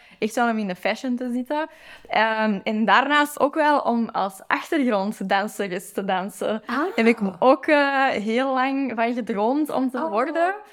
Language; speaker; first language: Dutch; native; Dutch